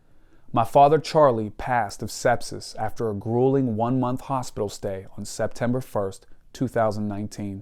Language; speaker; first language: English; native; English